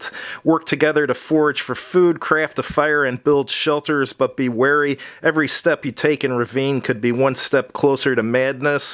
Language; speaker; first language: English; native; English